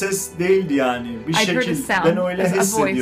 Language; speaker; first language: Turkish; non-native, learner; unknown